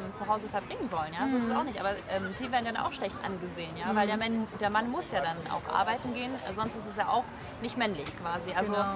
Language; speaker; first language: German; early bilingual, heritage; French